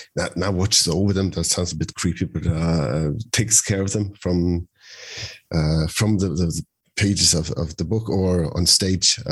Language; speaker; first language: English; non-native, fluent; Norwegian